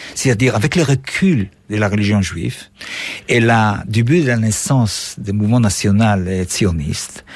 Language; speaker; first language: French; non-native, fluent; Hebrew